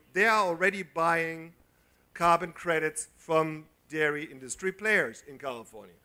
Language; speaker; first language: English; non-native, fluent; German